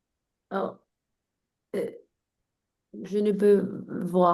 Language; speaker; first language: French; non-native, learner; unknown